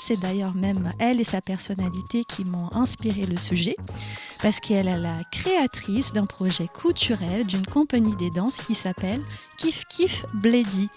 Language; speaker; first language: French; non-native, fluent; Portuguese